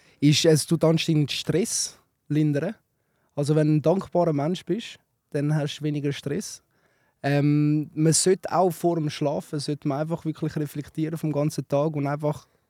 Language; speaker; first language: German; native; German